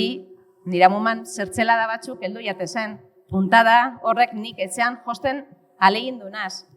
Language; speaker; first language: Basque; native; Basque